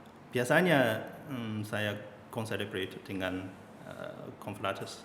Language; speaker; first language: Indonesian; non-native, learner; Chinese